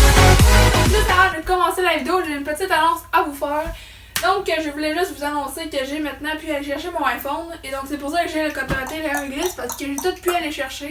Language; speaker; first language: French; native; French